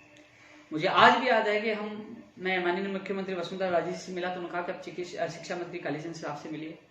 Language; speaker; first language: Hindi; native; Hindi